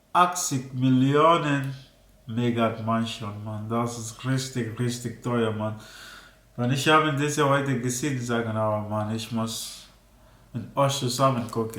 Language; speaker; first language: German; non-native, learner; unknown